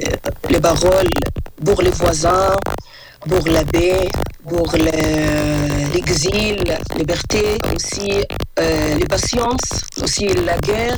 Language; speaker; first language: French; non-native, learner; Arabic